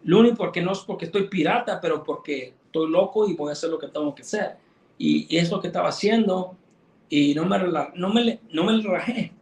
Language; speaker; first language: Spanish; early bilingual, heritage; Spanish